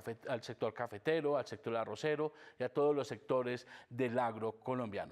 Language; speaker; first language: Spanish; native; Spanish